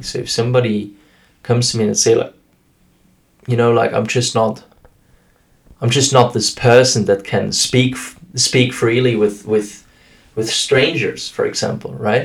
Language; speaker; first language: English; non-native, fluent; German